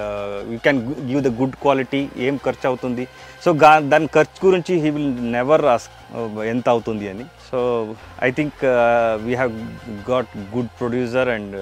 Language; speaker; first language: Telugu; non-native, learner; Kannada